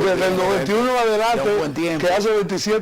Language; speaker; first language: Spanish; native; Spanish